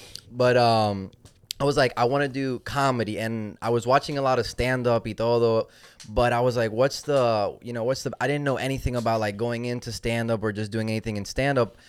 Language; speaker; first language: English; non-native, local second language; Spanish